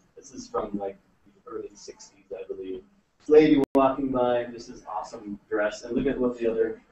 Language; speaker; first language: English; native; English